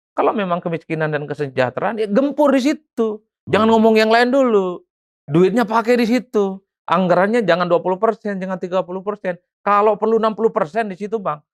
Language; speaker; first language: Indonesian; non-native, local second language; Madurese